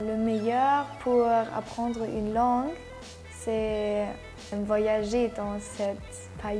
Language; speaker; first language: French; non-native, learner; German